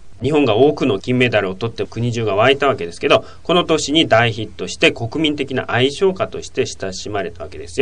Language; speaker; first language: Japanese; native; Japanese